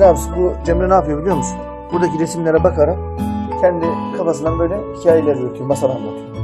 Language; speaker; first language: Turkish; native; Turkish